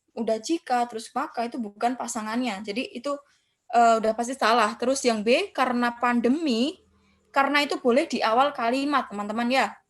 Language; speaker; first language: Indonesian; non-native, local second language; Javanese